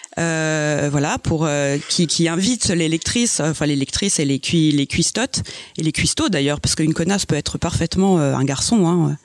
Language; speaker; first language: French; native; French